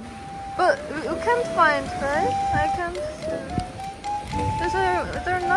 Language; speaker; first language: English; non-native, learner; Korean